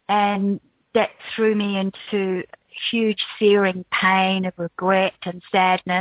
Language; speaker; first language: English; native; English